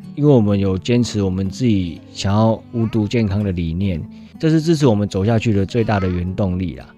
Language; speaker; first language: Chinese; native; Chinese